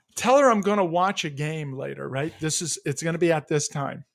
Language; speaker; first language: English; native; English